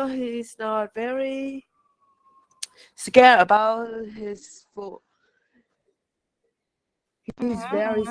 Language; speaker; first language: English; non-native, learner; Vietnamese